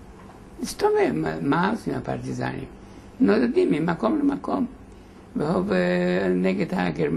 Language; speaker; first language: Hebrew; non-native, fluent; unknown